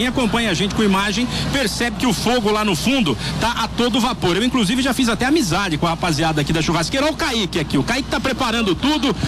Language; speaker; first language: Portuguese; native; Portuguese